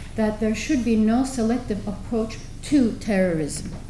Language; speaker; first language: English; non-native, fluent; Turkish